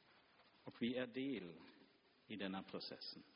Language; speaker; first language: Swedish; non-native, fluent; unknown